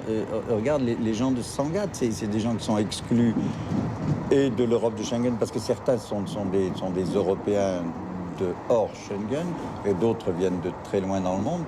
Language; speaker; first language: French; native; French